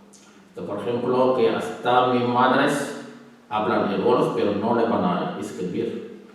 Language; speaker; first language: Spanish; non-native, learner; Wolof